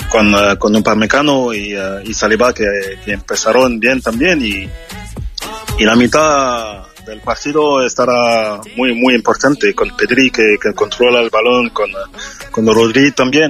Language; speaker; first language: Spanish; non-native, fluent; French